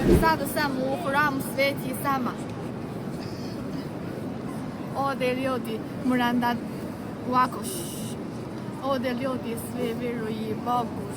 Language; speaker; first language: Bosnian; non-native, learner; Chinese